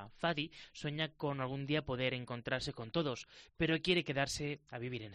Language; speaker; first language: Spanish; native; Spanish